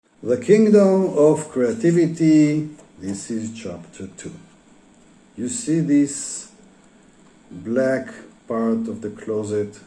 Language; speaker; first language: English; non-native, fluent; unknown